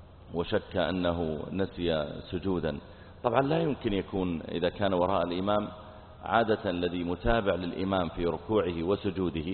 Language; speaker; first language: Arabic; native; Arabic